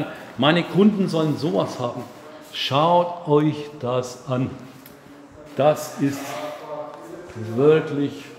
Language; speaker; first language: German; early bilingual, other home language; Turkish